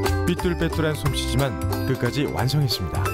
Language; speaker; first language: Korean; native; Korean